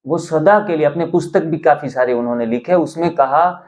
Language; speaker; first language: Hindi; non-native, local second language; Gujarati